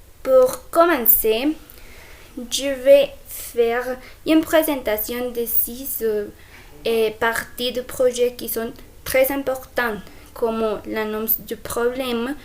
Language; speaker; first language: French; non-native, fluent; Spanish